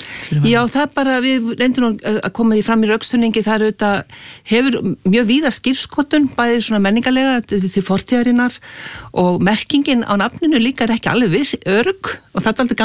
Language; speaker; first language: Icelandic; native; Icelandic